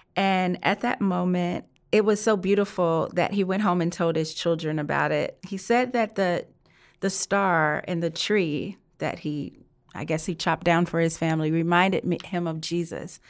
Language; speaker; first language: English; native; English